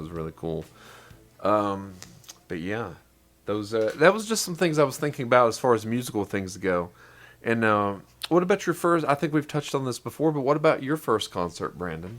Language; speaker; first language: English; native; English